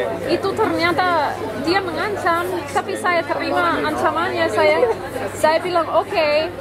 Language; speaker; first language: Malay; non-native, fluent; English